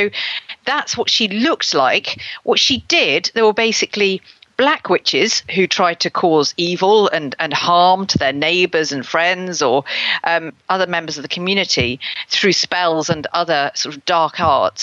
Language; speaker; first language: English; native; English